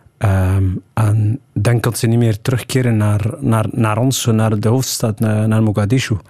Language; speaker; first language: Dutch; early bilingual, other home language; Somali